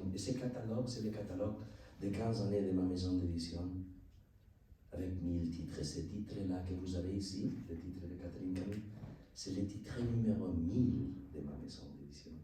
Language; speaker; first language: French; non-native, learner; Spanish